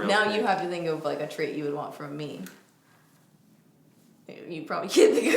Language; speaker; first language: English; native; English